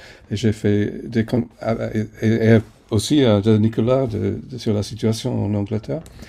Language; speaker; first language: French; non-native, fluent; English